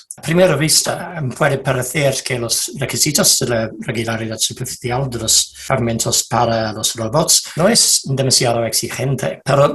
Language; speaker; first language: Spanish; non-native, fluent; English